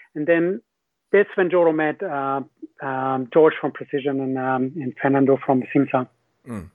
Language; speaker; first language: English; non-native, fluent; Hungarian